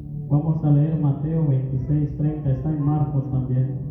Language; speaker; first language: Spanish; native; Spanish